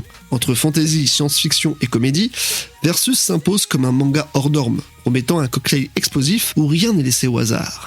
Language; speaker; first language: French; native; French